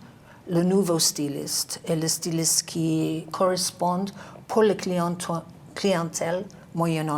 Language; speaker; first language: French; non-native, learner; English